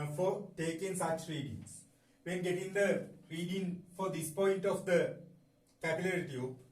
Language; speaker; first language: English; non-native, local second language; Sinhala